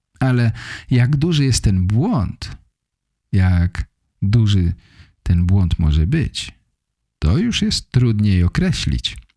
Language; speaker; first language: Polish; native; Polish